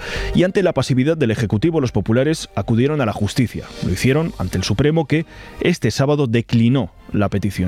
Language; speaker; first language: Spanish; native; Spanish